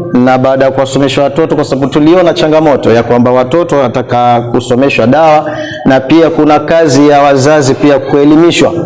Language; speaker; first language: Swahili; native; Swahili